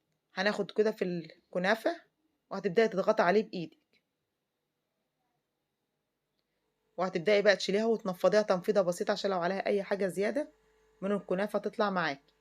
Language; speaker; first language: Arabic; native; Arabic